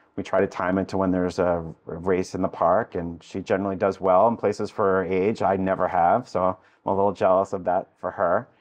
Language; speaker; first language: English; native; English